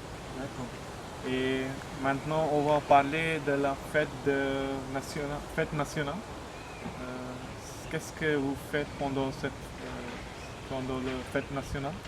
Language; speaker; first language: French; non-native, learner; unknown